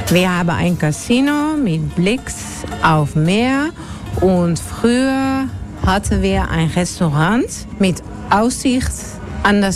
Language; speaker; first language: German; non-native, learner; Dutch